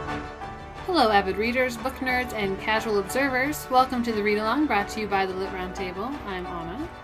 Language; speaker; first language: English; native; English